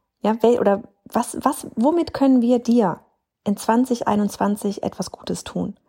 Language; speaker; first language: German; native; German